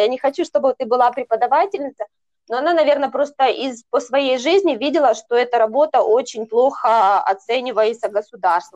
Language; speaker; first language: Russian; native; Russian